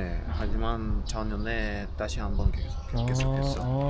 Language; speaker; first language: Korean; non-native, learner; Russian